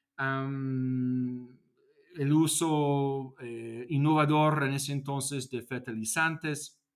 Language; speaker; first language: Spanish; non-native, fluent; English